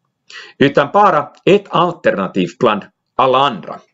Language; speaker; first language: Swedish; non-native, local second language; Finnish